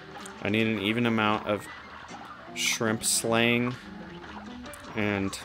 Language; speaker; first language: English; native; English